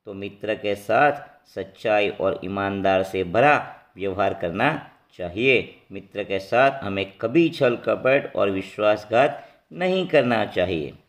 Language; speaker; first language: Hindi; non-native, local second language; Gujarati